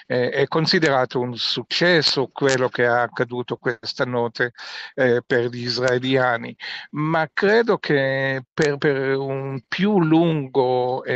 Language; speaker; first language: Italian; non-native, fluent; Hebrew